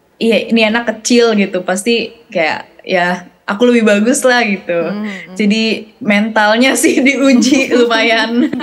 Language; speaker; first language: Indonesian; native; Indonesian